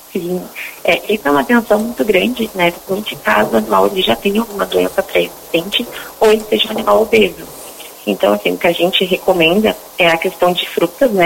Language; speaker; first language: Portuguese; native; Portuguese